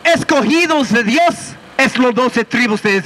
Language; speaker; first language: Spanish; non-native, learner; English